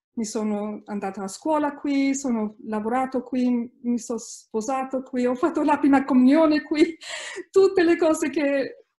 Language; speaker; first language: Italian; early bilingual, heritage; Italian